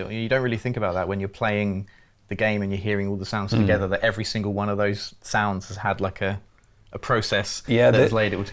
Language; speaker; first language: English; native; English